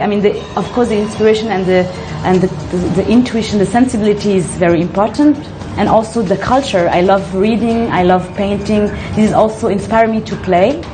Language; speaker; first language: English; non-native, fluent; French